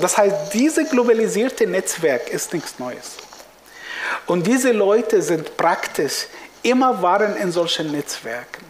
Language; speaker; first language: German; non-native, fluent; Arabic